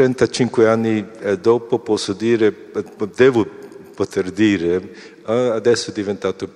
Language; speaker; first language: Italian; non-native, fluent; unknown